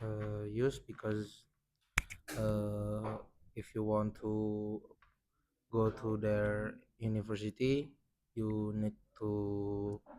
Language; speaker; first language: English; non-native, learner; Indonesian